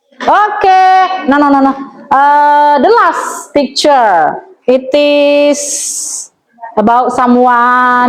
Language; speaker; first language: English; non-native, learner; Indonesian